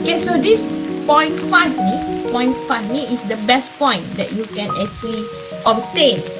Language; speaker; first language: English; non-native, local second language; Malay